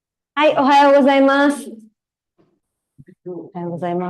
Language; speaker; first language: Japanese; non-native, fluent; Tamil